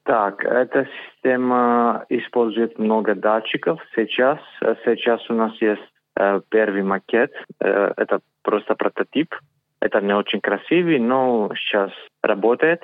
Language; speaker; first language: Russian; non-native, learner; Greek